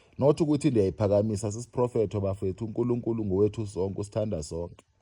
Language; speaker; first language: Zulu; non-native, local second language; Xhosa